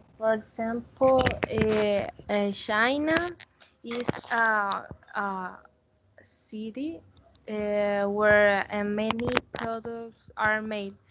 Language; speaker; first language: English; non-native, learner; Spanish